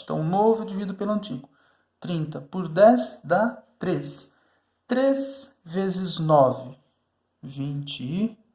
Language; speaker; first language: Portuguese; native; Portuguese